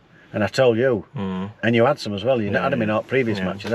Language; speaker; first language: English; native; English